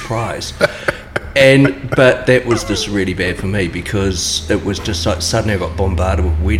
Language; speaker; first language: English; native; English